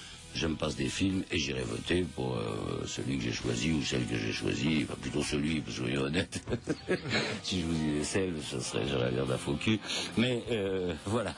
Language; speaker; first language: French; native; French